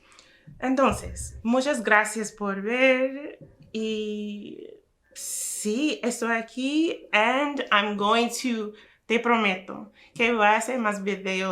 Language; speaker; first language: Spanish; non-native, fluent; English